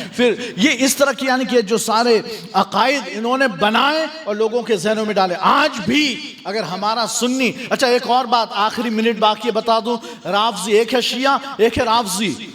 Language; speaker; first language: Urdu; native; Urdu